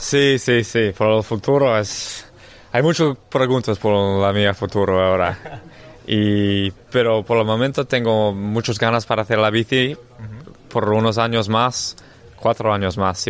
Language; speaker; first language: Spanish; non-native, learner; English